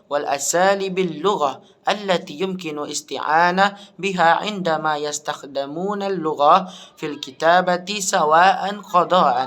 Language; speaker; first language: Arabic; non-native, learner; Indonesian